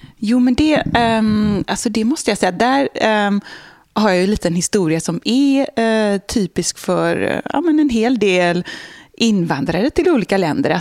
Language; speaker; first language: Swedish; native; Swedish